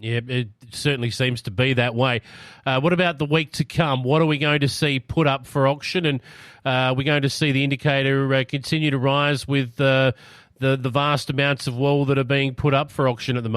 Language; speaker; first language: English; native; English